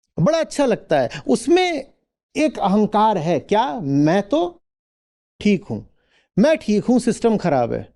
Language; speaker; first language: Hindi; native; Hindi